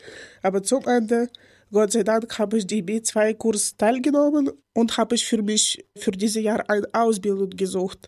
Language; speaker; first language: German; non-native, learner; Ukrainian